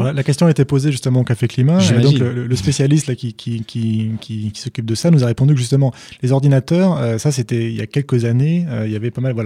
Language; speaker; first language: French; native; French